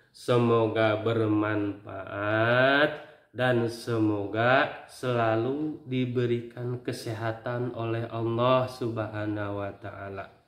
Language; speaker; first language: Indonesian; native; Indonesian